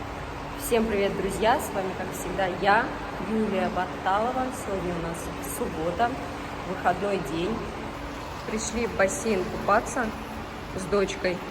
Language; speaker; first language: Russian; native; Russian